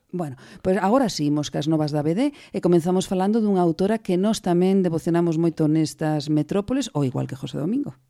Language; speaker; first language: Galician; native; Galician